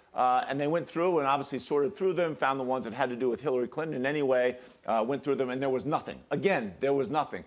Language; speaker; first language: English; native; English